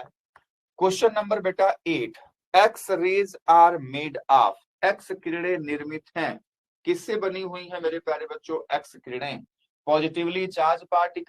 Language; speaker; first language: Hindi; native; Hindi